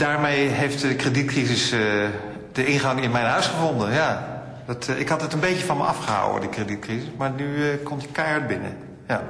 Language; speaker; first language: Dutch; native; Dutch